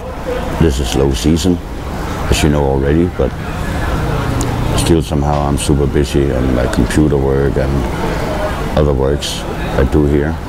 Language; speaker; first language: English; non-native, learner; Danish